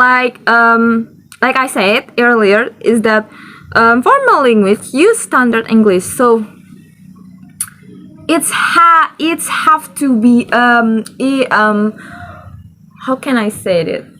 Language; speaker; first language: English; non-native, learner; Indonesian